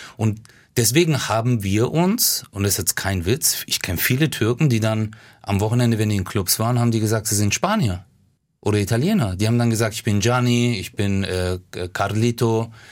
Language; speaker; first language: German; early bilingual, other home language; Turkish